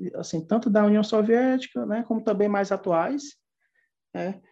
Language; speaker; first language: Portuguese; native; Portuguese